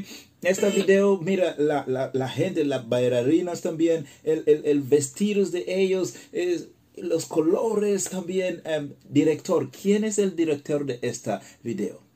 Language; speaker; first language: Spanish; non-native, learner; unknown